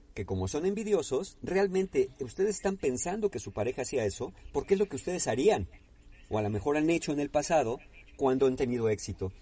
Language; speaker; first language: Spanish; native; Spanish